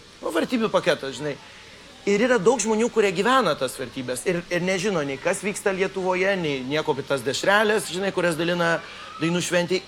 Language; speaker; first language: Lithuanian; early bilingual, heritage; Lithuanian